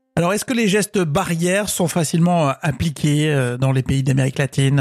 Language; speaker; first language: French; native; French